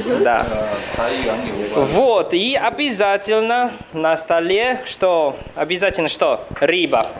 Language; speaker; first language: Russian; non-native, fluent; Chinese